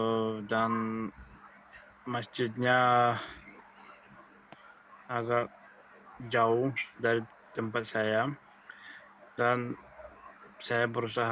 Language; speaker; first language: Indonesian; non-native, fluent; Russian